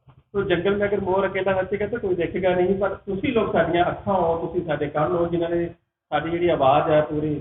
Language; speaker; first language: Hindi; non-native, local second language; Punjabi